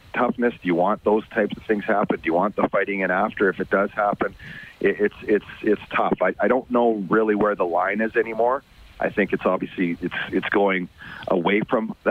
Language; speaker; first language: English; native; English